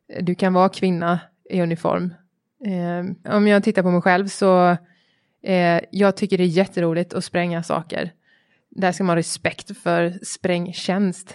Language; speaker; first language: Swedish; native; Swedish